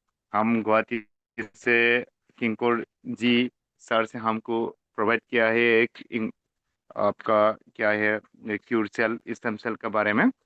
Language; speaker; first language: Hindi; non-native, local second language; Assamese